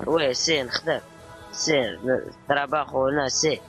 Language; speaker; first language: Spanish; non-native, learner; Arabic